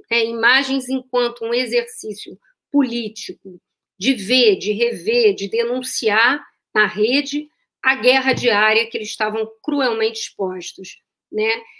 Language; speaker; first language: Portuguese; native; Portuguese